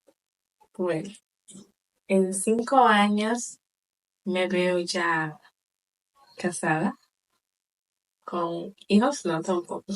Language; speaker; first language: Spanish; non-native, local second language; Haitian Creole